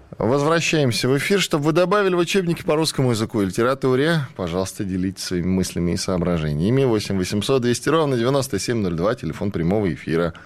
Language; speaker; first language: Russian; native; Russian